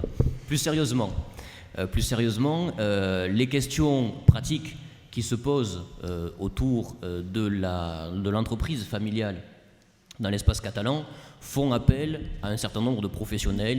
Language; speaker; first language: French; native; French